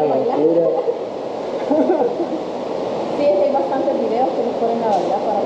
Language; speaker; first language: Spanish; native; Spanish